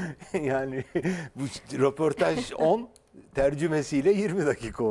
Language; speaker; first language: Turkish; native; Turkish